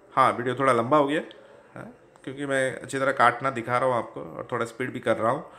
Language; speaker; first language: Hindi; non-native, local second language; Odia